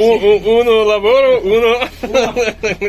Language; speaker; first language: Italian; non-native, learner; Ukrainian